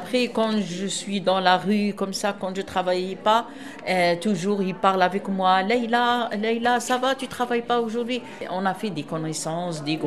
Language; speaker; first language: French; non-native, local second language; Arabic